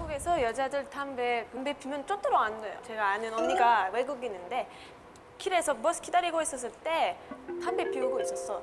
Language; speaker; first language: Korean; non-native, fluent; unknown